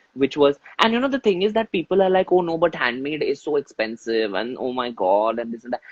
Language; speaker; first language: English; non-native, local second language; Hindi